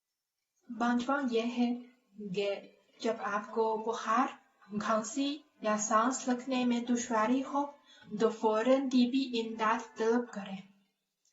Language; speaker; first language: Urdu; non-native, learner; Chinese